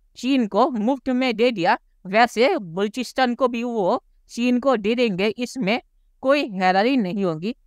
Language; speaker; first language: Hindi; native; Hindi